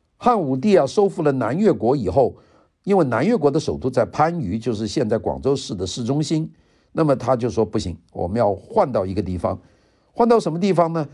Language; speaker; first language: Chinese; non-native, local second language; Cantonese